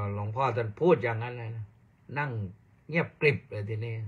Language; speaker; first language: Thai; native; Thai